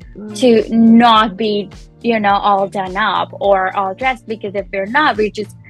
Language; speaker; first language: English; non-native, local second language; Punjabi